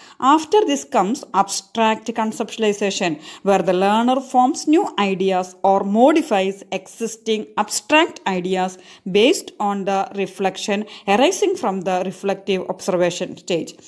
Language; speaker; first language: English; non-native, local second language; Malayalam